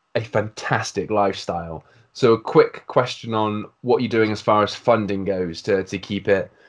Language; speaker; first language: English; native; English